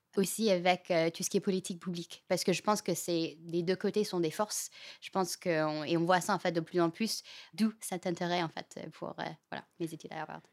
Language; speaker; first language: French; non-native, fluent; Chinese